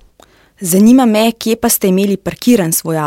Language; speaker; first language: Slovenian; native; Slovenian